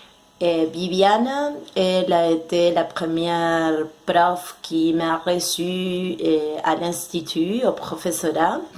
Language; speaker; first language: French; non-native, fluent; Spanish